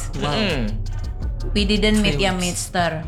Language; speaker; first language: English; non-native, learner; Indonesian